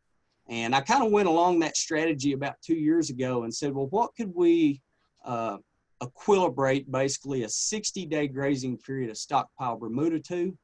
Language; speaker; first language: English; native; English